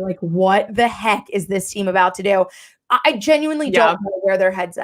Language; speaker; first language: English; native; English